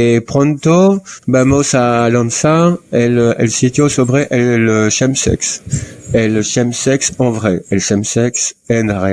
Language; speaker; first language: Spanish; non-native, learner; French